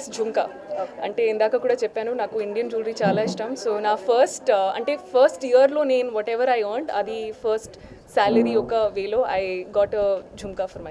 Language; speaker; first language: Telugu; non-native, local second language; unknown